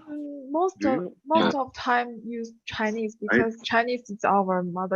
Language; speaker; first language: English; non-native, learner; Chinese